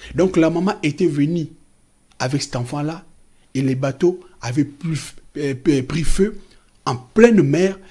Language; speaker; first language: French; non-native, local second language; Lingala